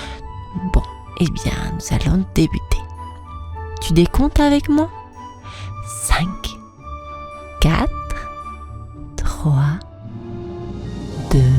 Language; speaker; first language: French; native; French